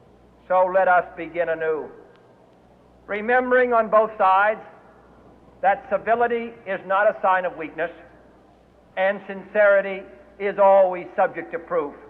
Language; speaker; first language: English; native; English